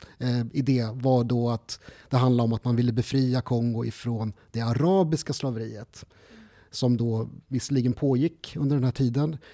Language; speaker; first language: Swedish; native; Swedish